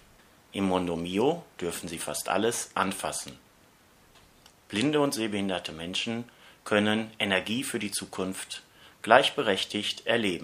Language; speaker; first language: German; native; German